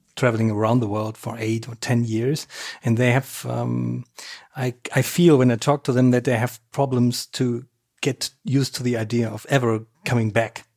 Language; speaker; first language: English; non-native, fluent; German